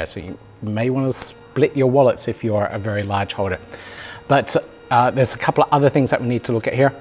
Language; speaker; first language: English; native; English